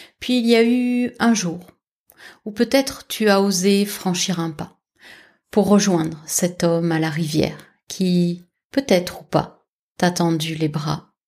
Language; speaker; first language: French; native; French